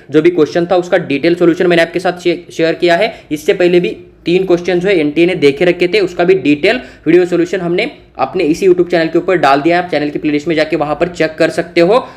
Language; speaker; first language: Hindi; non-native, local second language; Marathi